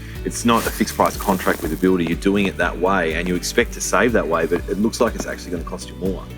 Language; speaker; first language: English; native; English